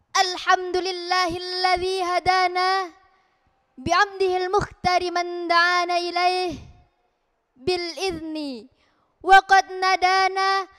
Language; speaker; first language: Arabic; non-native, learner; Indonesian